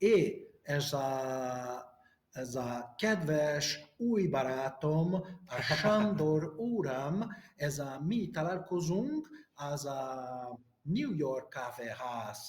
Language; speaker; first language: Hungarian; non-native, learner; Portuguese